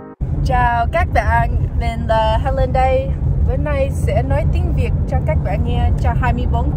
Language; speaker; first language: Vietnamese; early bilingual, heritage; Vietnamese